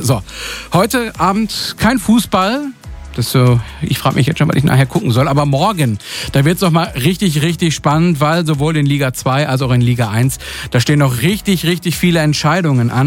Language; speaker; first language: German; native; German